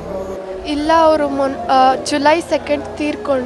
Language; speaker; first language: Kannada; non-native, local second language; Telugu